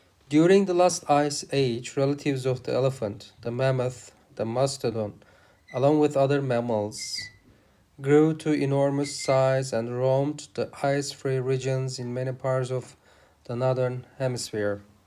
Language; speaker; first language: English; non-native, fluent; Turkish